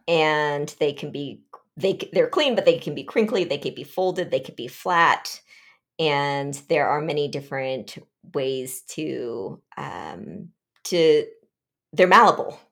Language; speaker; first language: English; early bilingual, other home language; Vietnamese